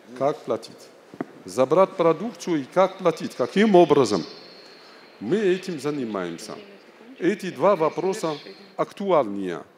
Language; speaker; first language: Russian; non-native, fluent; Arabic